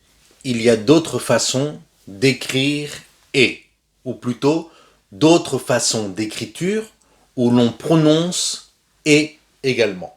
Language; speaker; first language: French; non-native, fluent; Spanish